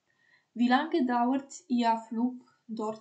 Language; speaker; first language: German; non-native, fluent; Polish